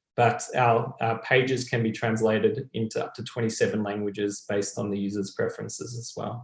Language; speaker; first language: English; native; English